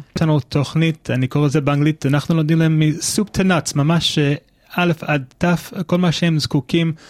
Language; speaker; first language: Hebrew; non-native, fluent; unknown